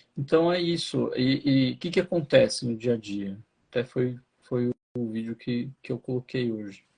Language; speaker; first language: Portuguese; native; Portuguese